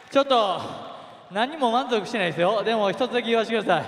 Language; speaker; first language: Japanese; native; Japanese